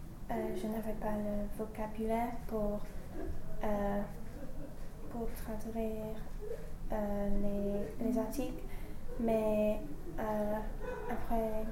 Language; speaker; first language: French; non-native, learner; English